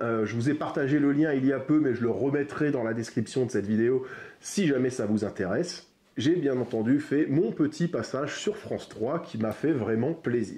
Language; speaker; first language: French; native; French